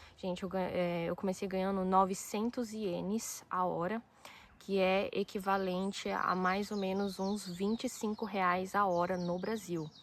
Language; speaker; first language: Portuguese; early bilingual, other home language; Japanese